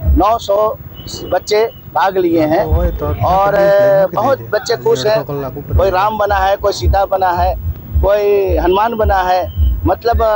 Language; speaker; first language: Hindi; non-native, local second language; Gujarati